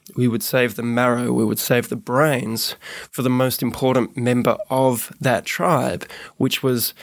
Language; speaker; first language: English; native; English